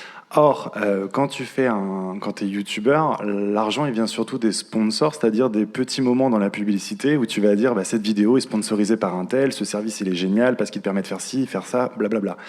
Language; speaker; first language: French; native; French